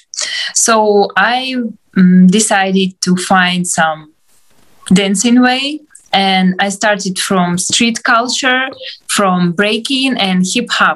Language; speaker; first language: English; non-native, fluent; Ukrainian